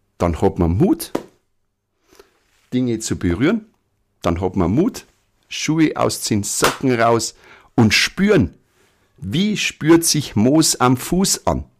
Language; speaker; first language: German; native; German